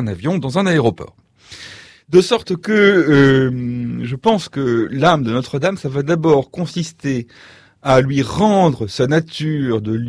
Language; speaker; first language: French; native; French